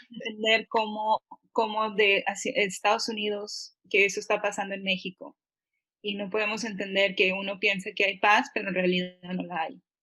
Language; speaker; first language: Spanish; early bilingual, heritage; Spanish